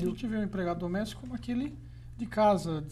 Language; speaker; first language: Portuguese; native; Portuguese